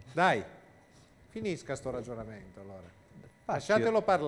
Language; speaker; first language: Italian; native; Italian